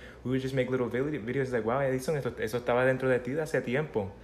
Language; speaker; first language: Spanish; early bilingual, heritage; Spanish